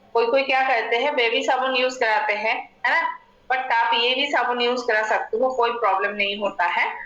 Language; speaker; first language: Hindi; non-native, local second language; Assamese